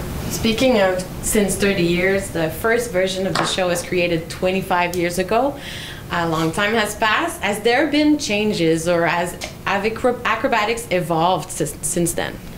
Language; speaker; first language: English; non-native, fluent; French